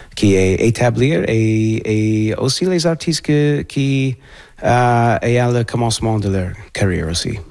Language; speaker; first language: French; non-native, fluent; English